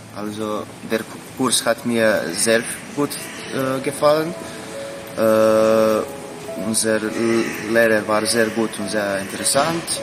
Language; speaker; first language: German; non-native, fluent; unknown